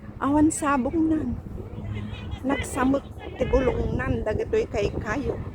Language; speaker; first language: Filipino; non-native, local second language; Iloko